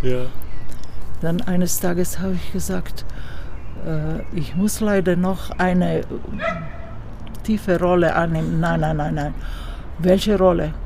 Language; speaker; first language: German; non-native, fluent; Croatian